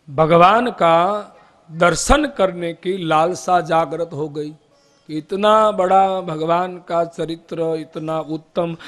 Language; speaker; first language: Hindi; non-native, local second language; Gujarati